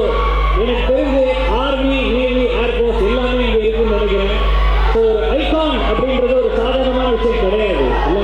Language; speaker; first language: Tamil; native; Tamil